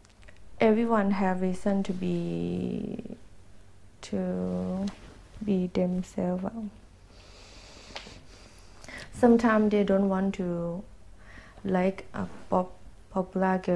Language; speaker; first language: English; non-native, learner; Thai